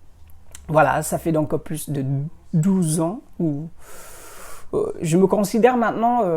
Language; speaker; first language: French; non-native, fluent; Indonesian